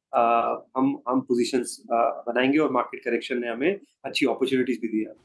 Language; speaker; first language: Hindi; native; Hindi